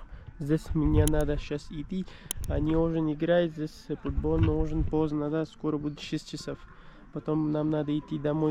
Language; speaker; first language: Russian; non-native, learner; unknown